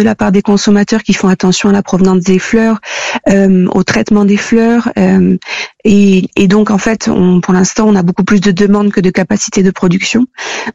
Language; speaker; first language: French; native; French